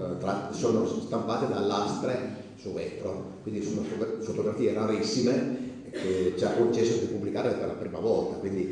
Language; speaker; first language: Italian; native; Italian